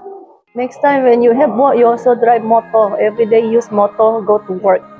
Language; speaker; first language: English; non-native, local second language; Filipino